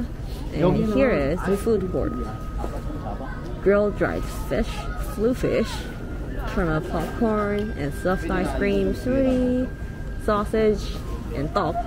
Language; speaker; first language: English; non-native, learner; Korean